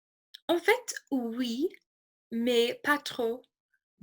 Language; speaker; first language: French; non-native, fluent; English